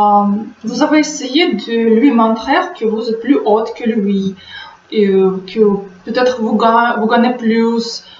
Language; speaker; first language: French; non-native, fluent; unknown